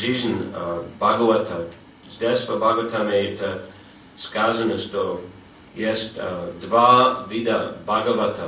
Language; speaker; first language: Russian; non-native, fluent; English